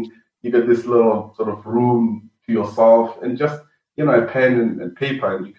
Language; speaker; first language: English; non-native, local second language; Venda